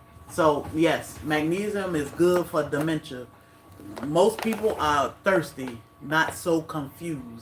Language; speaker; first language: English; native; English